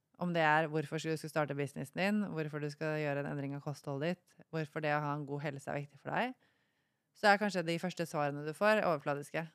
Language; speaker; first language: Norwegian; native; Norwegian